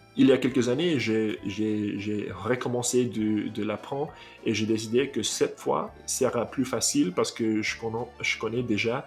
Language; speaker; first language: French; non-native, fluent; English